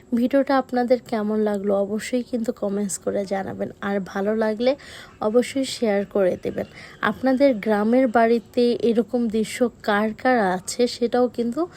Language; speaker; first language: Bangla; early bilingual, heritage; Bangla